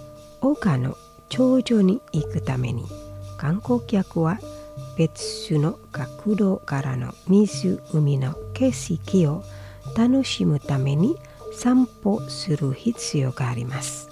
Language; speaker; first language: Japanese; non-native, fluent; Indonesian